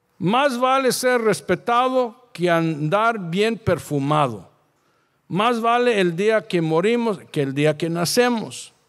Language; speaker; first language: Spanish; early bilingual, heritage; Spanish